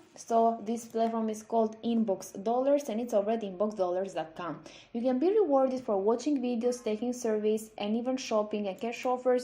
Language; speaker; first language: English; non-native, fluent; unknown